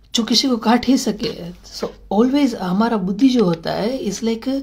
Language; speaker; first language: Hindi; non-native, local second language; Gujarati